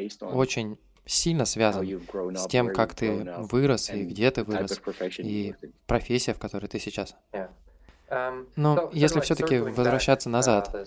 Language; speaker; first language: Russian; non-native, fluent; English